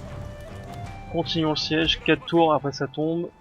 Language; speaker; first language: French; native; French